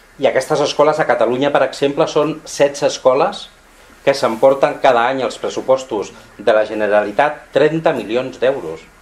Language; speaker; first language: Catalan; non-native, local second language; Spanish